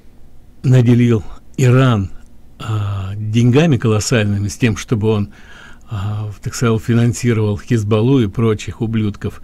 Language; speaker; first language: Russian; native; Russian